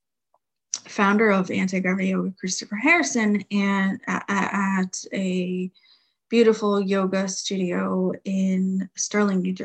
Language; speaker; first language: English; native; English